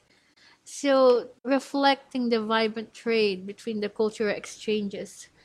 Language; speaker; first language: English; non-native, local second language; Filipino